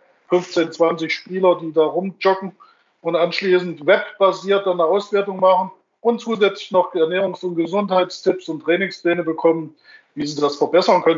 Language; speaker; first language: German; native; German